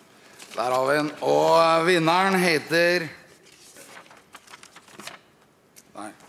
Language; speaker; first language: Norwegian; native; Norwegian